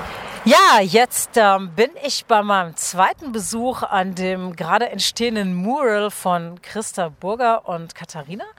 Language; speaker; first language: German; native; German